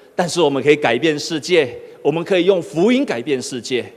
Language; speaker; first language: Chinese; native; Chinese